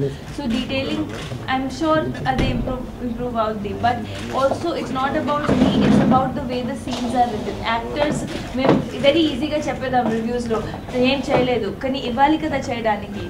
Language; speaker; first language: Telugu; non-native, local second language; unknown